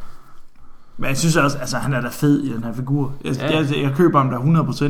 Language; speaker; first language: Danish; native; Danish